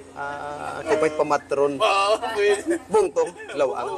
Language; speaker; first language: Filipino; non-native, local second language; Waray